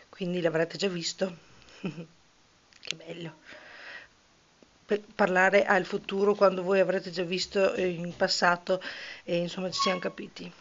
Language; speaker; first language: Italian; native; Italian